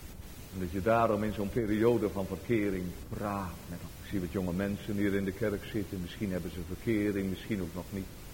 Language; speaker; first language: Dutch; native; Dutch